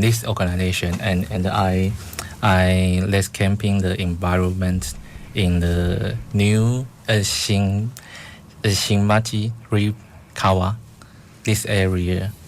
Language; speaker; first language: English; non-native, fluent; Chinese